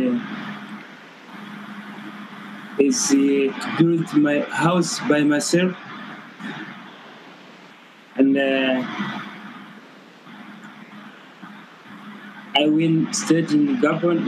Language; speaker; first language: English; non-native, local second language; Kinyarwanda